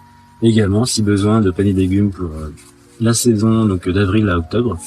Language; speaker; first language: French; native; French